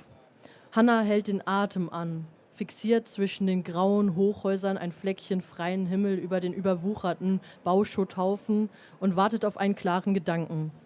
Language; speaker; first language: German; native; German